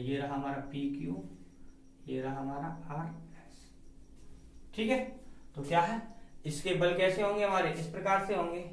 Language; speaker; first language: Hindi; native; Hindi